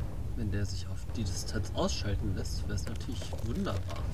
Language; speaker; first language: German; native; German